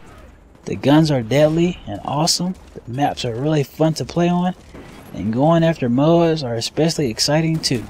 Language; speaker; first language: English; native; English